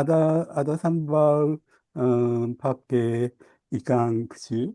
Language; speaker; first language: Indonesian; non-native, learner; Japanese